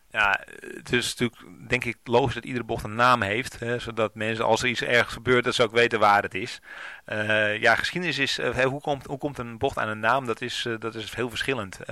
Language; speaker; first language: Dutch; native; Dutch